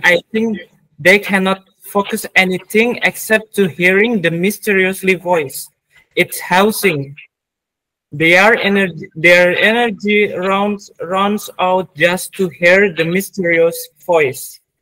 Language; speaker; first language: English; non-native, learner; Indonesian